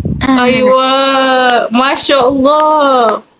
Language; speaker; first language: Arabic; non-native, learner; Malay